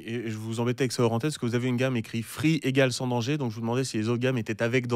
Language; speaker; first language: French; native; French